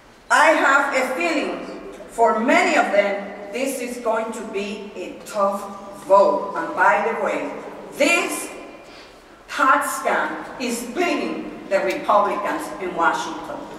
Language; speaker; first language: English; non-native, fluent; Spanish